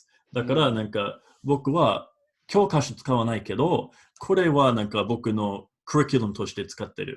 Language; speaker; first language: Japanese; non-native, fluent; English